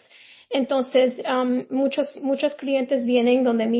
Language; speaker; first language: Spanish; early bilingual, heritage; Spanish